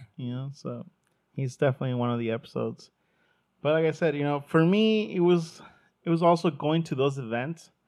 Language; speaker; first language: English; early bilingual, other home language; Spanish